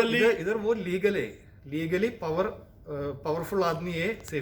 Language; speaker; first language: Hindi; non-native, local second language; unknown